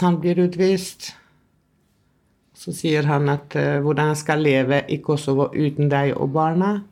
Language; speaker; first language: Norwegian; non-native, fluent; Albanian